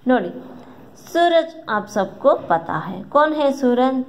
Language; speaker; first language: Hindi; non-native, local second language; Kannada